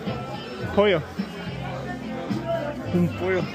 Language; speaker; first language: Spanish; non-native, learner; English